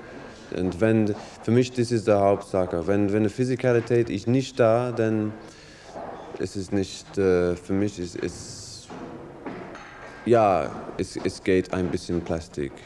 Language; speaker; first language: German; non-native, learner; English